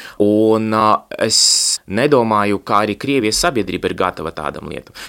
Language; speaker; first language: Latvian; non-native, local second language; Russian